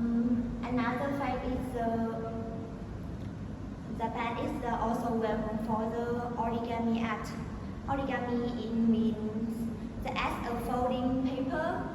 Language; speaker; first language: English; non-native, learner; Vietnamese